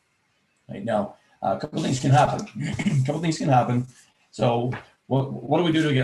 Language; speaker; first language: English; native; English